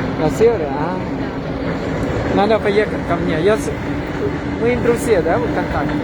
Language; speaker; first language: Russian; non-native, fluent; Thai